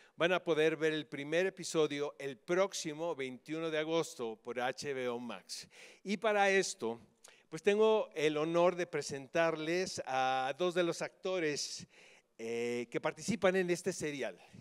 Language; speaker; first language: Spanish; native; Spanish